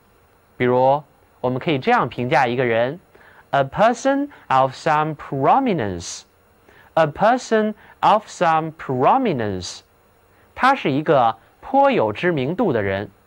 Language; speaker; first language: Chinese; native; Chinese